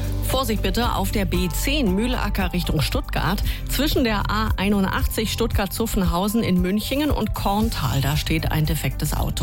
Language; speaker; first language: German; native; German